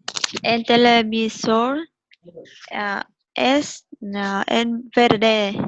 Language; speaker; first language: Spanish; non-native, learner; Vietnamese